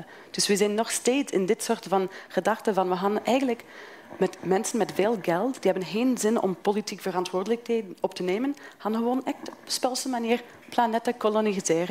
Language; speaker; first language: Dutch; non-native, fluent; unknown